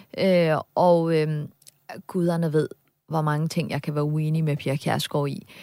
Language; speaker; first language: Danish; early bilingual, other home language; Turkish